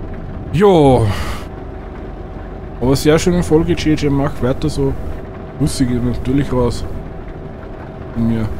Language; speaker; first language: German; native; German